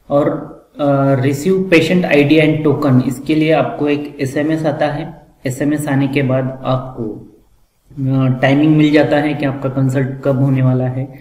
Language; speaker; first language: Hindi; non-native, local second language; Marathi